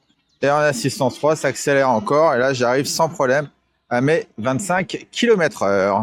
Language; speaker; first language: French; native; French